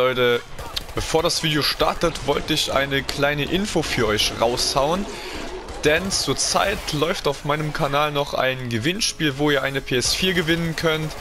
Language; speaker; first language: German; native; German